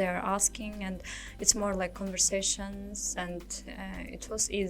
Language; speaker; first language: English; non-native, learner; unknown